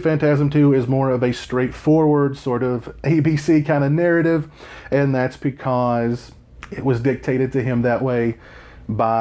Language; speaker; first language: English; native; English